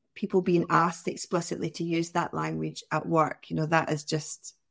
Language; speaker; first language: English; native; English